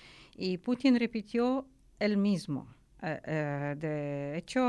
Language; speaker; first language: Spanish; non-native, learner; Ukrainian